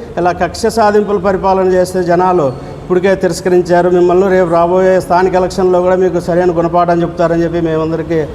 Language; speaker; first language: Telugu; native; Telugu